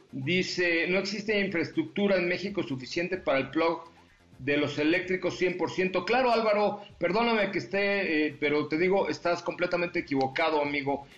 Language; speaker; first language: Spanish; native; Spanish